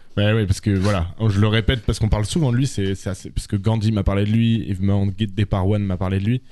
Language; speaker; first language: French; native; French